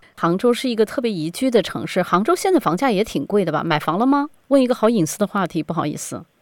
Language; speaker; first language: Chinese; native; Chinese